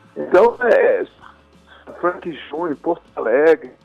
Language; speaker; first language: Portuguese; native; Portuguese